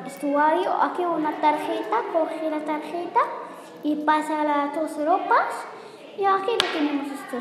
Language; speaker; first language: Spanish; non-native, learner; Arabic